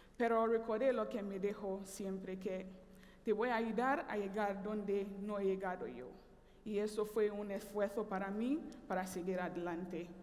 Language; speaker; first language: Spanish; non-native, fluent; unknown